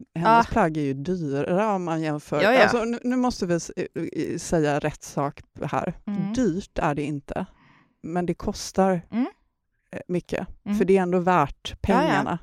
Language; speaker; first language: Swedish; native; Swedish